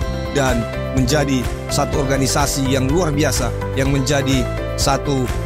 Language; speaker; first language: Indonesian; native; Indonesian